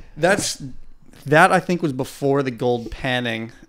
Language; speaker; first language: English; native; English